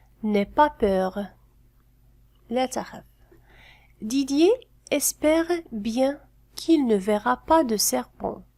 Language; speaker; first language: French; non-native, fluent; Arabic